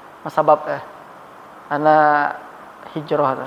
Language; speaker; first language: Arabic; non-native, fluent; Indonesian